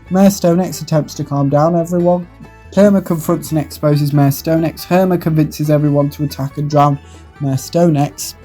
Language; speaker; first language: English; native; English